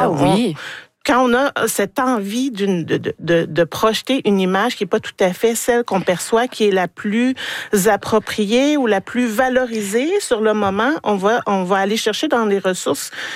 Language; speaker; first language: French; native; French